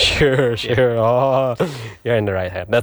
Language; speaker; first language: English; non-native, fluent; Indonesian